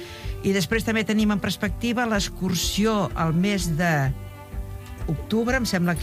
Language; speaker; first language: Catalan; native; Catalan